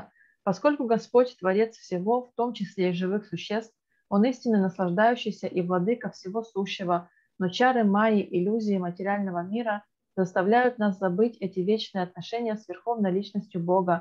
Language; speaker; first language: Russian; native; Russian